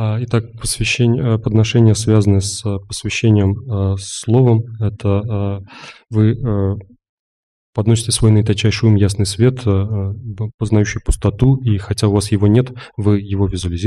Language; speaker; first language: Russian; native; Russian